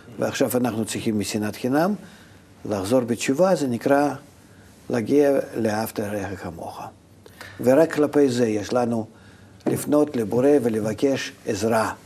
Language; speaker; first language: Hebrew; non-native, fluent; Russian